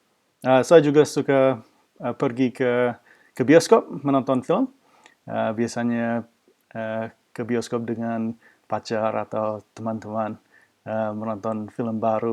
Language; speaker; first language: Indonesian; non-native, fluent; English